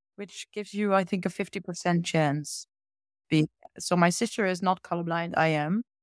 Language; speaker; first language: English; non-native, fluent; Dutch